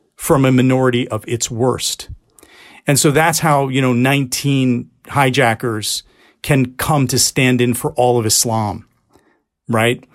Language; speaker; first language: English; native; English